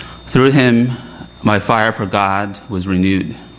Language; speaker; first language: English; early bilingual, other home language; Chinese